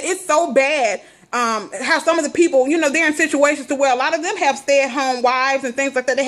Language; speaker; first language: English; native; English